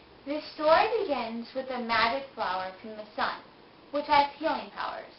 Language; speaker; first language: English; native; English